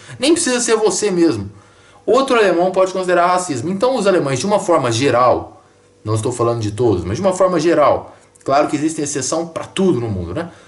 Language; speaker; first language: Portuguese; native; Portuguese